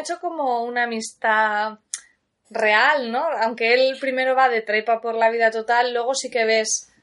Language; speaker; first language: Spanish; native; Spanish